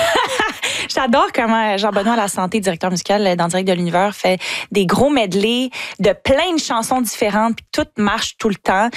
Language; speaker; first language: French; native; French